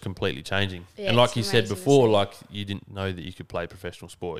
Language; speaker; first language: English; native; English